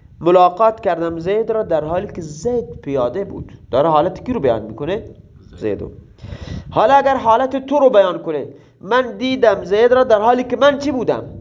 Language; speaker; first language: Persian; non-native, local second language; Baluchi